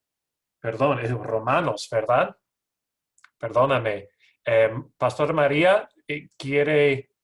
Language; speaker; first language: Spanish; non-native, learner; English